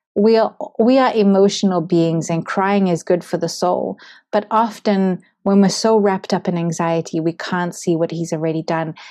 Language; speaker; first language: English; native; English